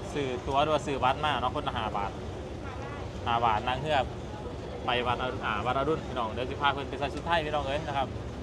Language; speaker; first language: Thai; native; Thai